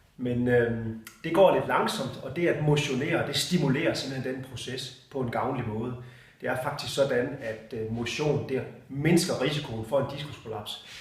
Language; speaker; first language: Danish; native; Danish